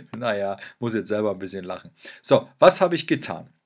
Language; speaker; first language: German; native; German